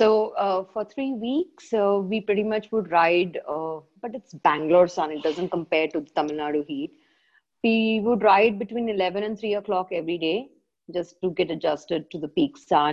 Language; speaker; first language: English; non-native, local second language; Malayalam